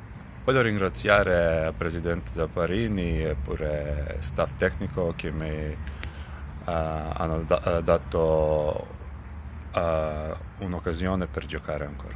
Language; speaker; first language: Italian; non-native, fluent; Serbian